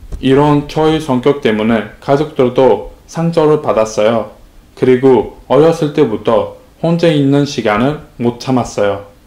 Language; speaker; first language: Korean; non-native, learner; Uzbek